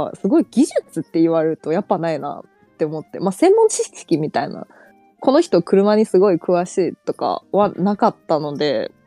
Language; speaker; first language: Japanese; non-native, fluent; Chinese